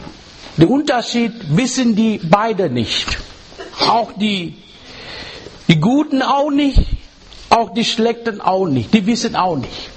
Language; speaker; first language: German; non-native, learner; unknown